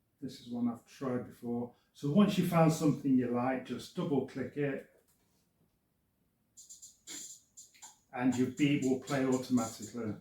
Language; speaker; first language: English; native; English